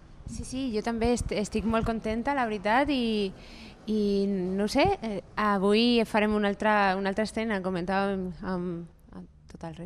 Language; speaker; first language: Catalan; non-native, fluent; Spanish